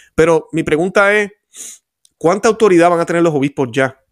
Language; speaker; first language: Spanish; native; Spanish